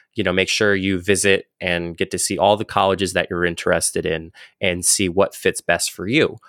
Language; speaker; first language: English; native; English